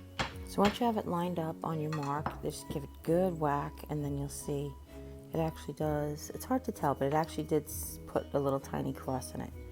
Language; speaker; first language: English; native; English